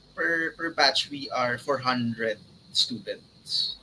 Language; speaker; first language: English; non-native, local second language; Filipino